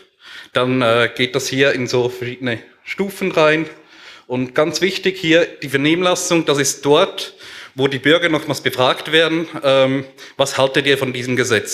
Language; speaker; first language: German; native; German